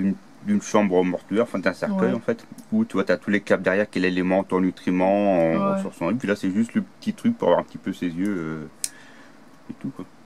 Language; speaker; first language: French; native; French